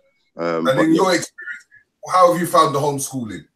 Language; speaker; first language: English; native; English